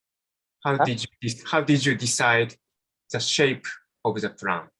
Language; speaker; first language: English; non-native, fluent; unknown